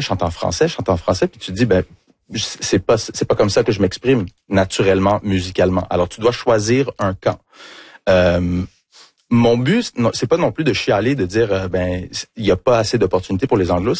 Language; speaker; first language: French; early bilingual, other home language; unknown